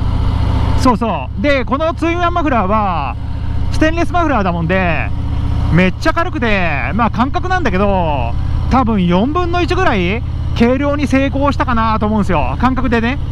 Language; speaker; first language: Japanese; native; Japanese